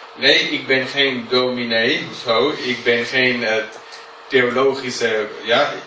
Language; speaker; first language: Dutch; non-native, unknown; English